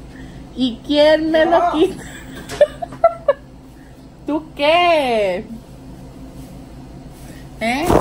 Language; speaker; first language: Spanish; early bilingual, heritage; Spanish